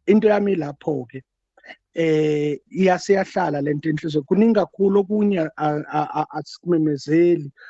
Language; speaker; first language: Zulu; native; Zulu